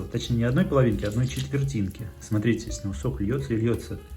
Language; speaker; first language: Russian; native; Russian